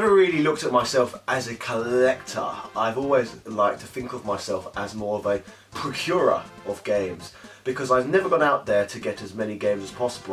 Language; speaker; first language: English; native; English